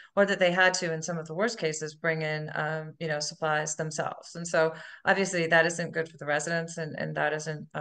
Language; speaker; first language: English; native; English